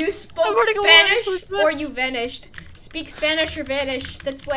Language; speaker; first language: English; native; English